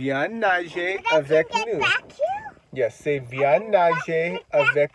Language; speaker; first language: French; non-native, learner; English